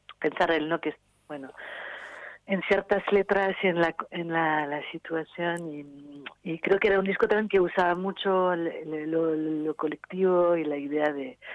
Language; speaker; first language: Spanish; non-native, fluent; French